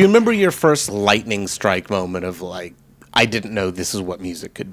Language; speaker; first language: English; native; English